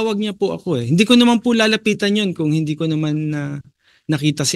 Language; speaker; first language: Filipino; native; Filipino